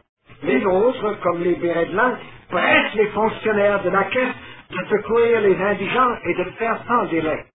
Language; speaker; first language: French; native; French